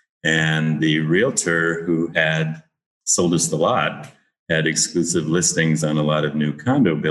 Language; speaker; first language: English; native; English